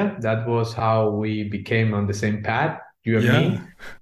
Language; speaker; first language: English; non-native, fluent; Spanish